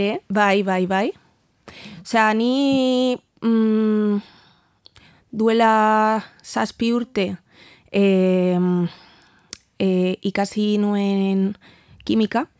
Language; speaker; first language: Basque; non-native, learner; Spanish